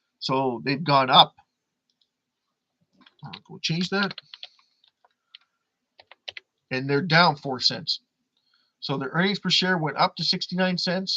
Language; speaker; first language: English; native; English